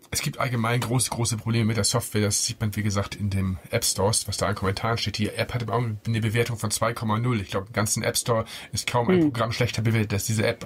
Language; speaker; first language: German; native; German